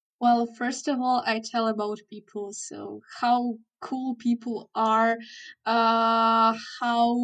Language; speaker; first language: English; non-native, fluent; Ukrainian